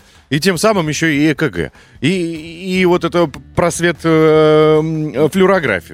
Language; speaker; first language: Russian; native; Russian